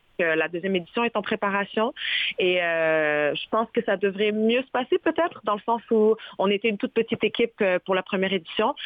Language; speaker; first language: French; early bilingual, other home language; Arabic